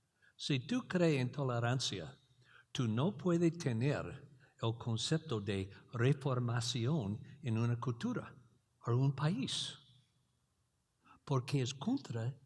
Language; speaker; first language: Spanish; non-native, learner; English